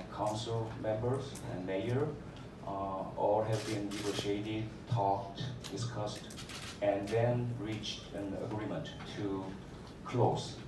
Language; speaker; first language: English; non-native, fluent; Korean